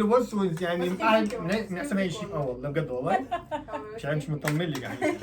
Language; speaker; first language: Arabic; native; Arabic